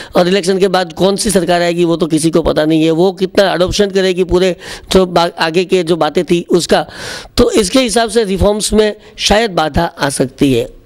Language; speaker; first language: Hindi; non-native, local second language; Gujarati